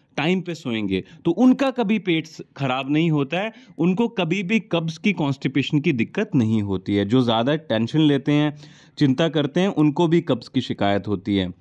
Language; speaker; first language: Hindi; native; Hindi